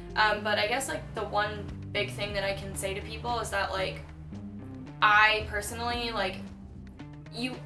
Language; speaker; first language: English; native; English